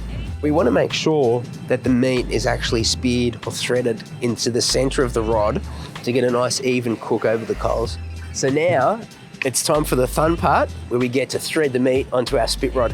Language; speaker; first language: English; native; English